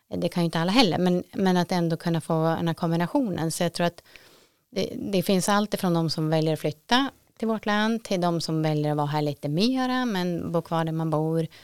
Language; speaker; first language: Swedish; native; Swedish